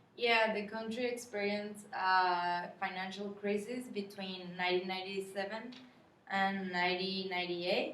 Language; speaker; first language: English; non-native, learner; Spanish